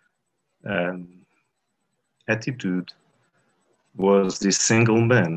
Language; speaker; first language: English; non-native, fluent; Portuguese